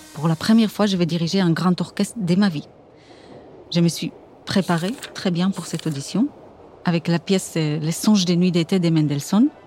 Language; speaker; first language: French; non-native, fluent; Portuguese